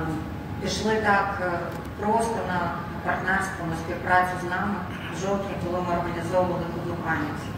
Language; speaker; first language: Ukrainian; native; Ukrainian